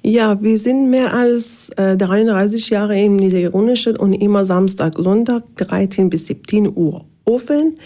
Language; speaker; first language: German; non-native, fluent; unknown